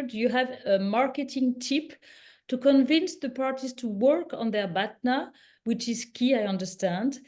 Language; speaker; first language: English; non-native, fluent; French